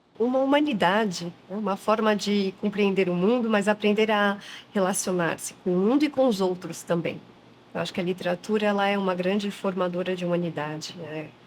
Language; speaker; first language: Portuguese; non-native, fluent; French